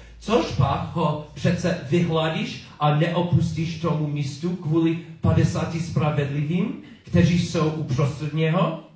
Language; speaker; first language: Czech; non-native, learner; English